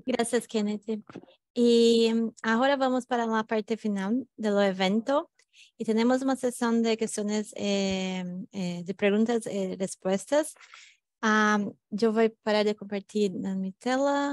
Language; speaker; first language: Spanish; non-native, fluent; Portuguese